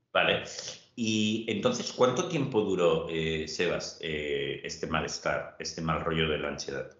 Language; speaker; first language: Spanish; native; Spanish